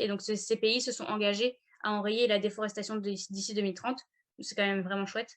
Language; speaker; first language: French; native; French